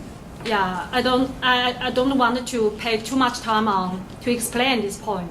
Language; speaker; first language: English; non-native, learner; Chinese